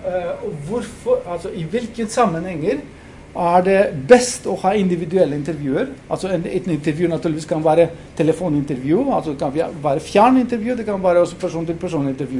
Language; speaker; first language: Norwegian; non-native, fluent; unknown